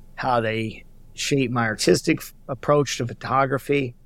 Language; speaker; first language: English; native; English